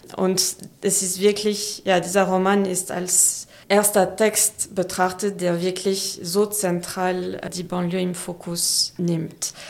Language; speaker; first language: German; non-native, fluent; French